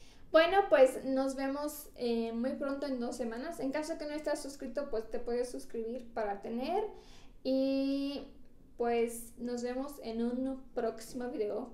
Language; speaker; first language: Spanish; non-native, fluent; Romanian